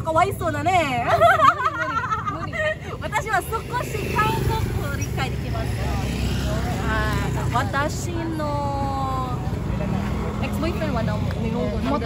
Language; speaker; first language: Japanese; non-native, learner; Filipino